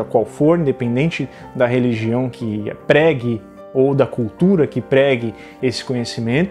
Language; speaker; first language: Portuguese; native; Portuguese